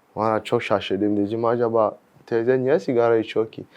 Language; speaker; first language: Turkish; non-native, fluent; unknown